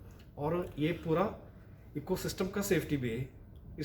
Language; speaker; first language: Hindi; non-native, local second language; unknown